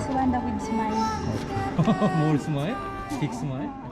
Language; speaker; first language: English; non-native, learner; Korean